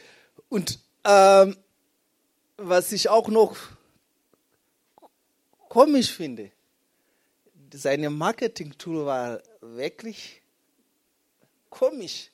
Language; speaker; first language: German; non-native, fluent; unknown